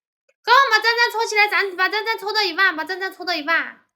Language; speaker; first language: Chinese; native; Chinese